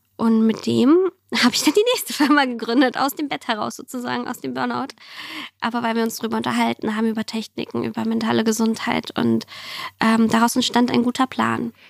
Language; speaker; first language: German; early bilingual, other home language; Russian